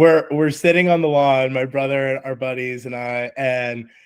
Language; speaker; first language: English; native; English